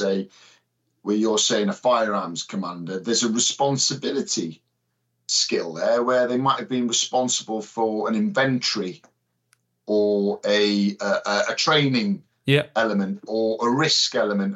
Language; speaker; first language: English; native; English